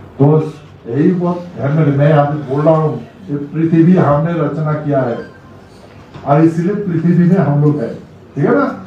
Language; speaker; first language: Hindi; non-native, local second language; Rangpuri